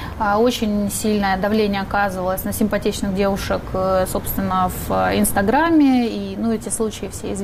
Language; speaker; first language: Russian; native; Russian